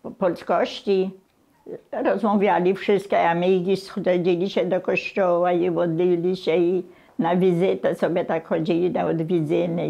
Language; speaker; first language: Polish; early bilingual, heritage; Portuguese